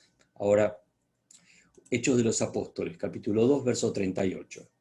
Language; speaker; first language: Spanish; native; Spanish